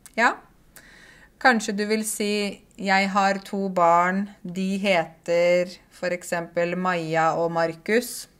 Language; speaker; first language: Norwegian; native; Norwegian